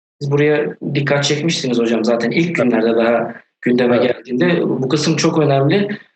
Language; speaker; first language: Turkish; native; Turkish